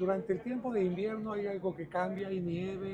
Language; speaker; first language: Spanish; native; Spanish